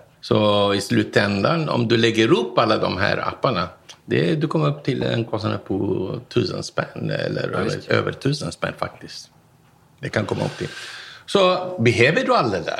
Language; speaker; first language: Swedish; non-native, fluent; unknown